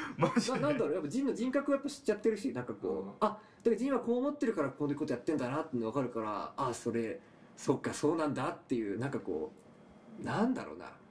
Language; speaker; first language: Japanese; native; Japanese